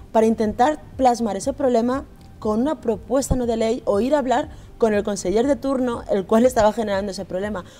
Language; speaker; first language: Spanish; native; Spanish